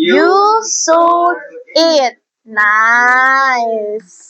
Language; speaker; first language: English; non-native, learner; Indonesian